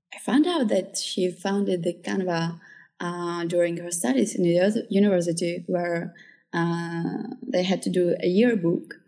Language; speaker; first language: English; early bilingual, other home language; Czech